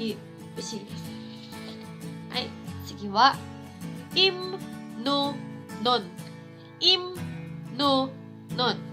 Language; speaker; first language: Japanese; non-native, fluent; Cebuano